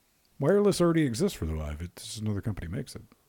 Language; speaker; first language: English; native; English